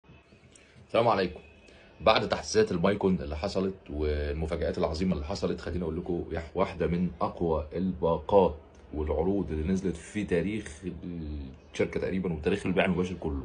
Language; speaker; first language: Arabic; native; Arabic